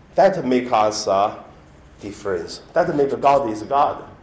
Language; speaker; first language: English; non-native, learner; Chinese